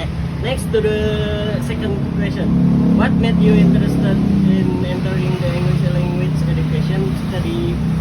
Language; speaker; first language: English; non-native, learner; Indonesian